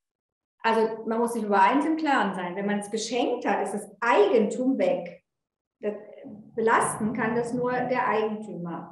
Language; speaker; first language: German; native; German